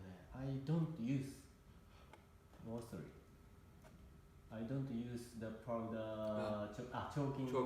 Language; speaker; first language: English; non-native, learner; Japanese